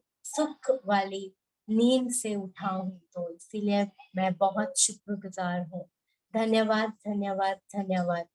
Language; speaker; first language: Hindi; native; Hindi